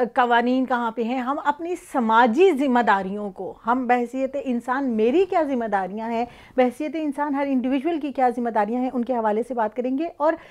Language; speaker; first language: Urdu; native; Urdu